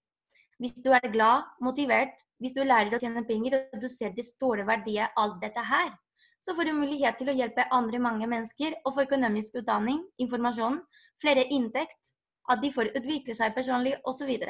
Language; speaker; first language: Norwegian; non-native, fluent; Spanish